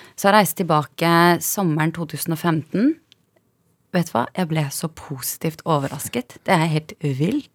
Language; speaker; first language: Norwegian; early bilingual, other home language; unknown